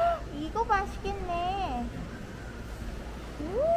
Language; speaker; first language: Korean; non-native, learner; Filipino